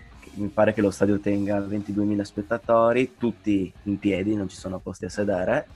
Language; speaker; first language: Italian; native; Italian